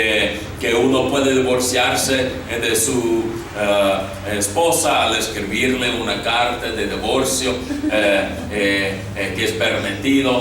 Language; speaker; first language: Spanish; non-native, fluent; English